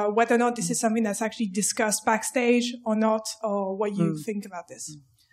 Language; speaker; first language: English; native; English